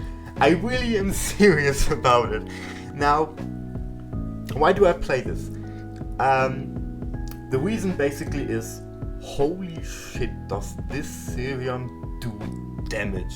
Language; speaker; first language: English; non-native, fluent; German